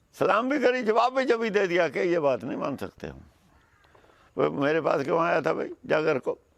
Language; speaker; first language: Hindi; non-native, local second language; Punjabi